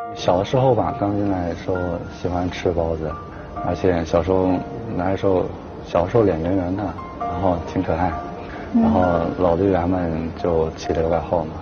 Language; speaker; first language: Chinese; native; Chinese